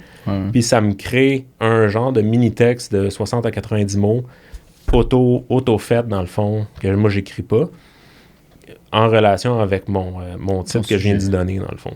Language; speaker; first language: French; native; French